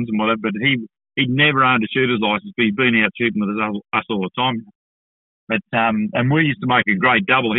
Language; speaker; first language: English; native; English